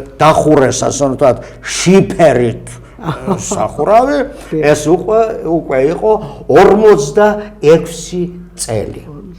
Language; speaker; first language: Georgian; non-native, local second language; Russian